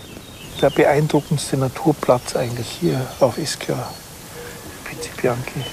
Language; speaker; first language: German; native; German